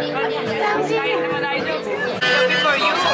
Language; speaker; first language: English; non-native, fluent; Spanish